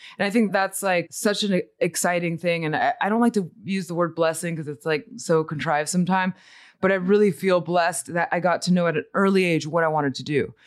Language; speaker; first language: English; early bilingual, other home language; Spanish